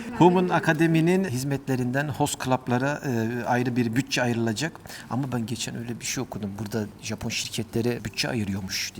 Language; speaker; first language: Turkish; native; Turkish